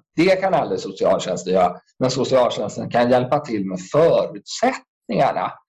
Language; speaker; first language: Swedish; native; Swedish